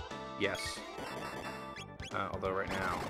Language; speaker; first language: English; native; English